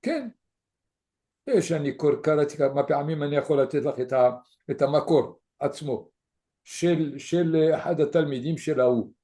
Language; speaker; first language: Hebrew; non-native, fluent; French